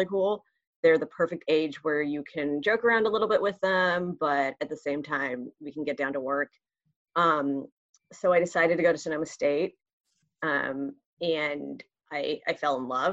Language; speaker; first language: English; early bilingual, other home language; Spanish